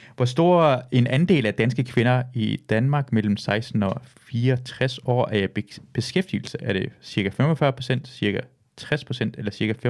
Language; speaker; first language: Danish; early bilingual, other home language; Persian